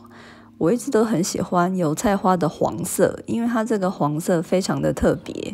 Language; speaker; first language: Chinese; native; Chinese